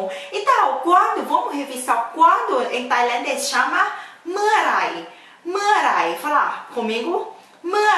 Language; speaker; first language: Portuguese; non-native, fluent; Thai